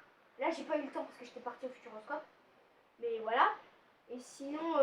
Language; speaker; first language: French; native; French